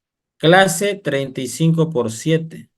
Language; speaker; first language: Spanish; native; Spanish